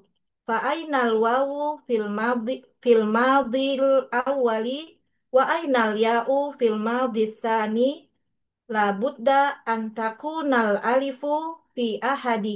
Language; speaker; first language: Arabic; non-native, learner; Indonesian